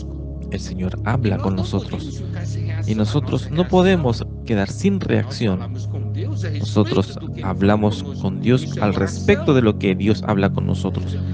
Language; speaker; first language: Spanish; non-native, fluent; Portuguese